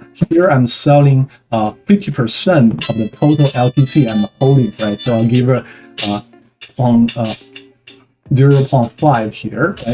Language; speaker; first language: English; non-native, fluent; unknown